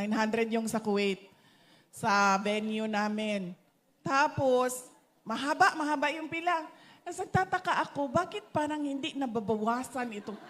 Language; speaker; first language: Filipino; non-native, local second language; Cebuano